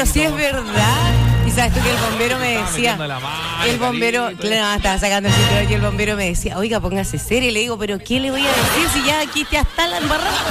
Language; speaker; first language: Spanish; native; Spanish